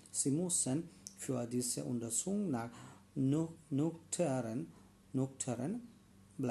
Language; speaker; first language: German; non-native, learner; Malayalam